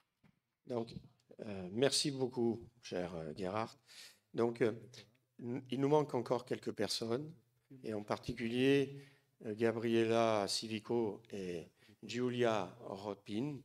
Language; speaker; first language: French; native; French